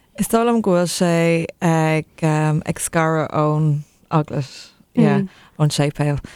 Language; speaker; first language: Irish; non-native, local second language; English